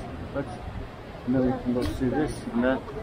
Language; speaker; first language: English; non-native, fluent; Croatian